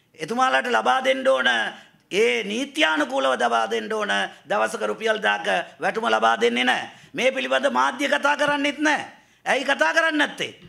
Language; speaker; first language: Sinhala; non-native, local second language; Tamil